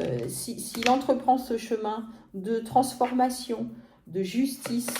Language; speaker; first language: French; native; French